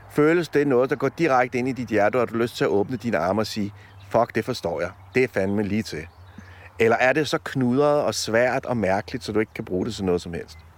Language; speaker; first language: Danish; early bilingual, other home language; Polish